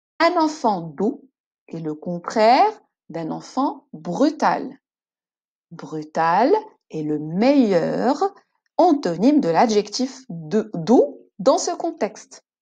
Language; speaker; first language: French; non-native, local second language; Arabic